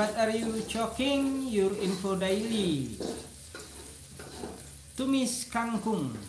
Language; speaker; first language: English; non-native, learner; Indonesian